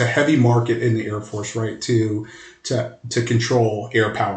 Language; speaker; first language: English; native; English